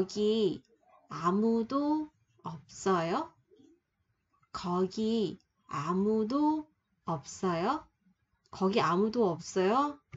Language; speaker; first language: Korean; non-native, fluent; Vietnamese